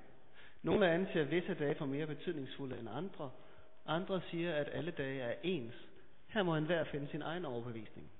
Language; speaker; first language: Danish; native; Danish